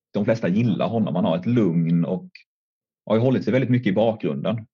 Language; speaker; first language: Swedish; native; Swedish